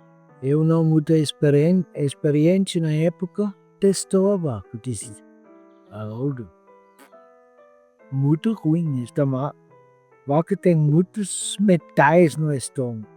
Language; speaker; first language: Portuguese; non-native, fluent; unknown